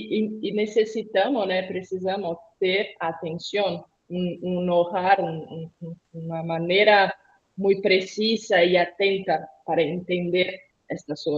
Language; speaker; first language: Spanish; non-native, learner; Portuguese